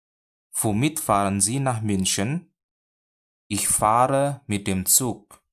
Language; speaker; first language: German; non-native, fluent; Indonesian